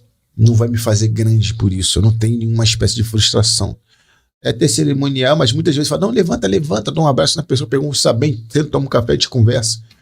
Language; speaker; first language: Portuguese; native; Portuguese